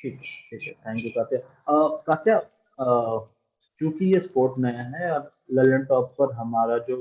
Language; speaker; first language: Hindi; native; Hindi